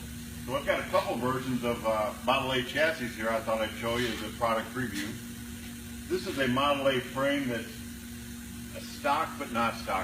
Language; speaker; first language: English; native; English